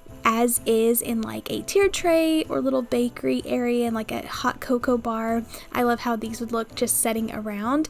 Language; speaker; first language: English; native; English